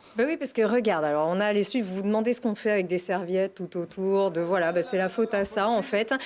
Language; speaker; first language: French; native; French